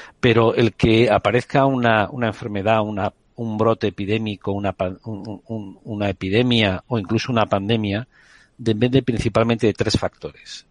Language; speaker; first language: Spanish; native; Spanish